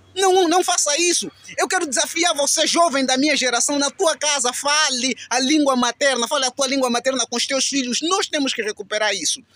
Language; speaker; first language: Portuguese; native; Portuguese